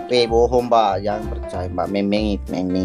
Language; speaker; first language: Indonesian; non-native, local second language; Buginese